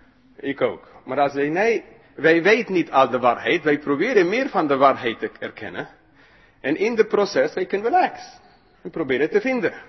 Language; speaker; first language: Dutch; non-native, fluent; English